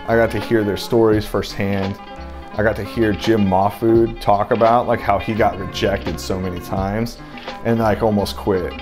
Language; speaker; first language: English; native; English